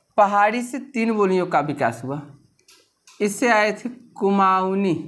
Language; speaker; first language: Hindi; native; Hindi